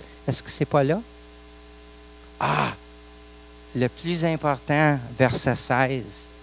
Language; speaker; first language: French; non-native, local second language; English